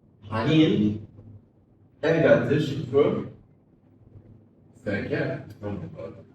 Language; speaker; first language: German; non-native, fluent; Arabic